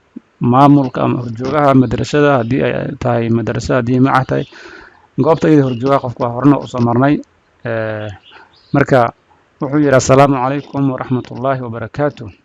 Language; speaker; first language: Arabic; non-native, fluent; Somali